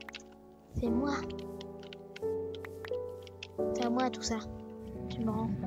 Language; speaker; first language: French; native; French